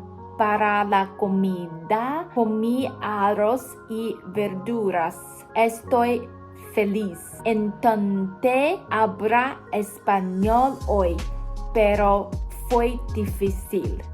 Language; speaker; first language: Spanish; non-native, learner; Chinese